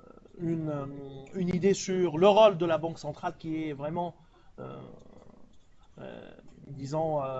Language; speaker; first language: French; non-native, local second language; Arabic